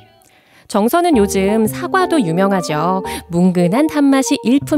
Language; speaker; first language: Korean; native; Korean